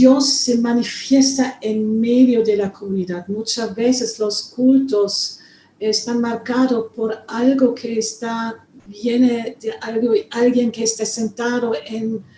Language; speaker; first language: Spanish; non-native, fluent; German